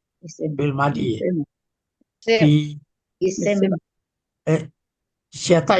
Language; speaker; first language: Arabic; non-native, learner; Indonesian